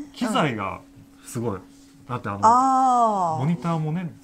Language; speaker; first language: Japanese; native; Japanese